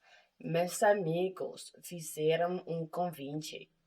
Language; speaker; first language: Portuguese; non-native, learner; English